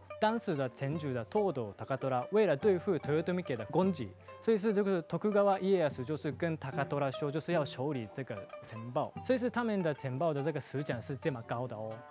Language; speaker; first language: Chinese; non-native, fluent; Japanese